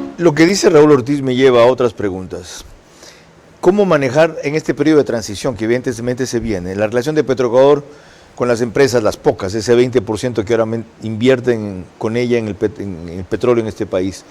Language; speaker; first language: Spanish; native; Spanish